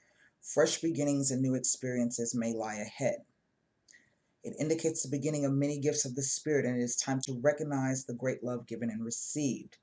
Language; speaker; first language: English; native; English